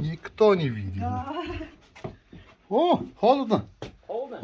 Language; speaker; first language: Russian; non-native, learner; Mongolian